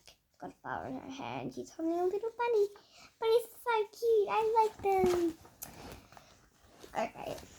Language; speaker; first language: English; native; English